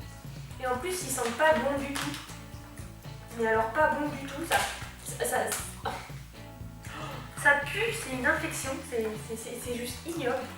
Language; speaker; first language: French; native; French